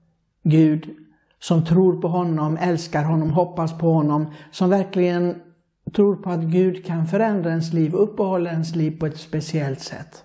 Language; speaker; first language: Swedish; non-native, fluent; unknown